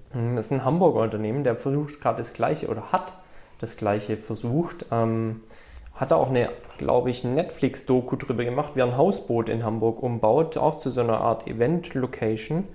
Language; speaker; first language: German; native; German